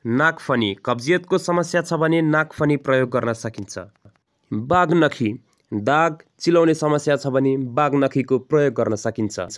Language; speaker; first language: Nepali; native; Nepali